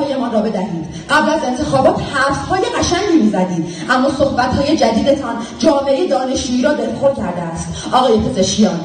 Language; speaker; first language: Persian; non-native, local second language; Kurdish